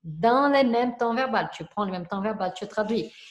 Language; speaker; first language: French; non-native, fluent; Portuguese